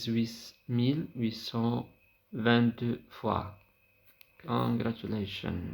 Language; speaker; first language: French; non-native, fluent; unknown